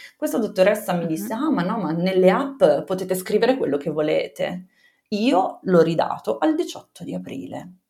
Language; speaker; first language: Italian; native; Italian